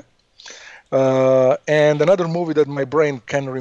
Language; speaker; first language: English; non-native, fluent; Italian